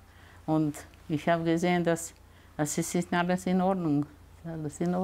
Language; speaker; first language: German; early bilingual, heritage; German